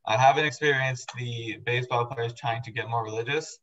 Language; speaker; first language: English; native; English